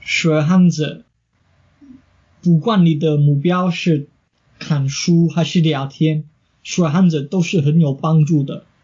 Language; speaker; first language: Chinese; non-native, fluent; English